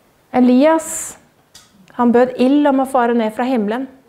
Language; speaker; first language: Norwegian; native; Norwegian